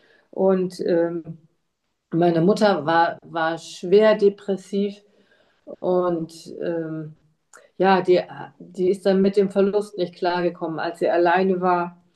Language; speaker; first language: German; native; German